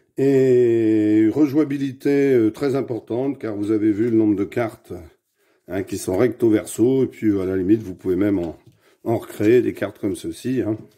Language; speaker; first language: French; native; French